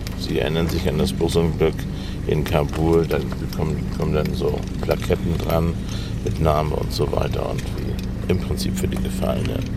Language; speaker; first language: German; native; German